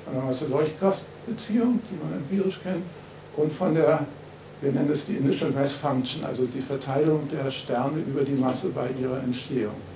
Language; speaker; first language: German; native; German